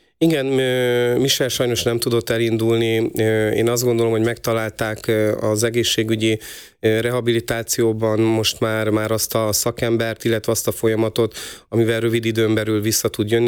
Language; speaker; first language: Hungarian; native; Hungarian